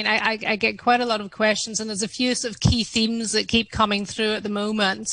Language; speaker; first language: English; native; English